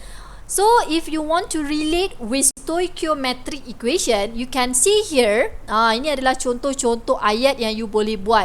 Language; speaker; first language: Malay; native; Malay